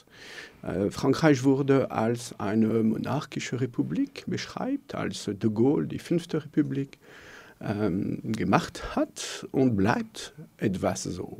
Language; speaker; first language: German; non-native, local second language; French